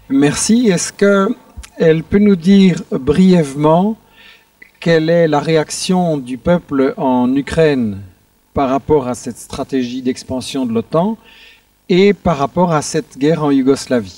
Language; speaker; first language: French; native; French